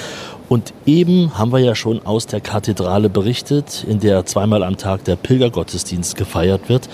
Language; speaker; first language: German; native; German